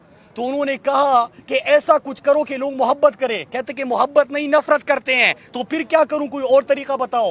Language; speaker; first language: Urdu; native; Urdu